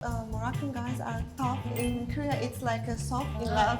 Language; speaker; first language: English; non-native, fluent; Arabic